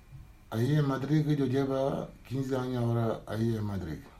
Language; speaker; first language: Spanish; non-native, learner; Wolof